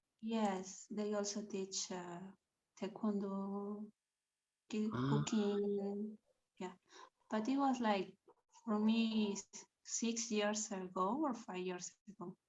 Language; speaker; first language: English; non-native, learner; Spanish